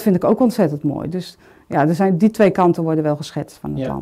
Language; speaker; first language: Dutch; native; Dutch